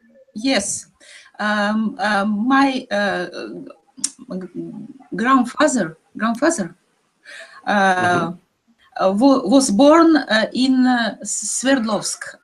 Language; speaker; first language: English; non-native, learner; Russian